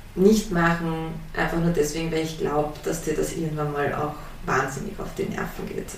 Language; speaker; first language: German; early bilingual, heritage; German